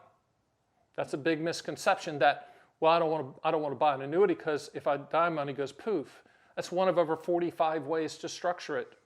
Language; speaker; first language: English; native; English